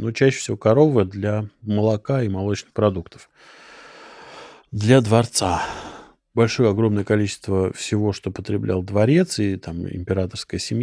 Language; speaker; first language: Russian; native; Russian